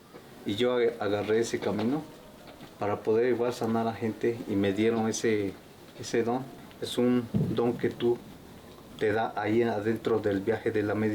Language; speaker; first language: Spanish; native; Spanish